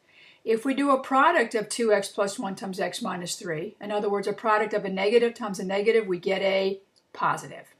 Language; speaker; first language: English; native; English